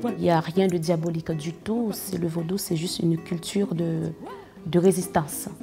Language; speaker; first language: French; non-native, local second language; Haitian Creole